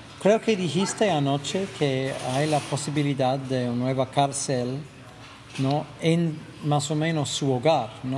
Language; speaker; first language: Spanish; non-native, fluent; English